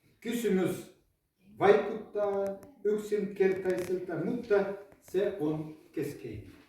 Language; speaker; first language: Finnish; non-native, learner; Ukrainian